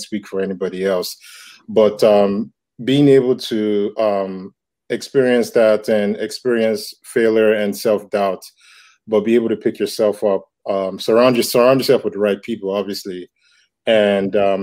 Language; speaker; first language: English; non-native, local second language; Yoruba